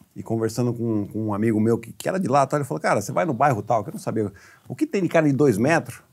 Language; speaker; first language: Portuguese; native; Portuguese